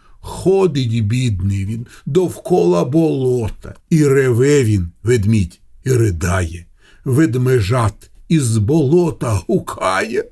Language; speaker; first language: Ukrainian; non-native, local second language; Russian